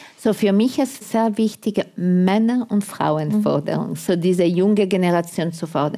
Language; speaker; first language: German; non-native, fluent; Italian